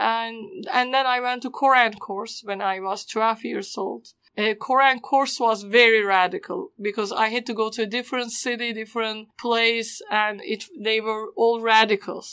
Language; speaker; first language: English; non-native, fluent; Turkish